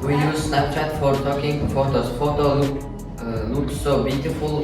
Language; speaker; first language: English; non-native, learner; Kazakh